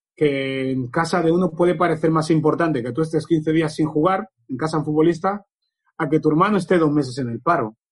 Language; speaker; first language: Spanish; native; Spanish